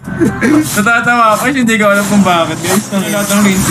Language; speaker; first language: Filipino; native; Filipino